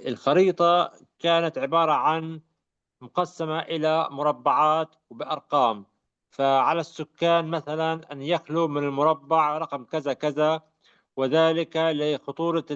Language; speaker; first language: Arabic; native; Arabic